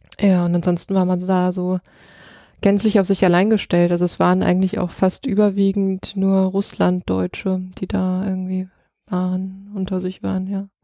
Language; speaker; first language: German; early bilingual, other home language; Russian